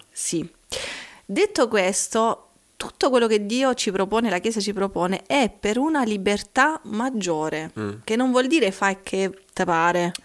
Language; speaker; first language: Italian; early bilingual, heritage; Italian